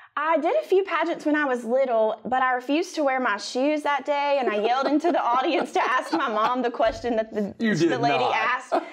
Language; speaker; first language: English; native; English